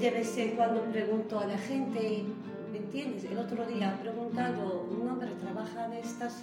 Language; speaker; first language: Spanish; non-native, learner; Arabic